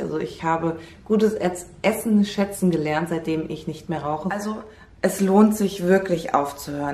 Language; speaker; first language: German; native; German